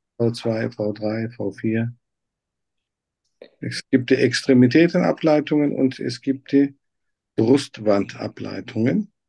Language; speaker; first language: German; non-native, fluent; Turkish